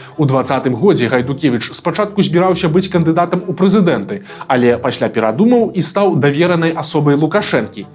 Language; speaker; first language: Belarusian; native; Belarusian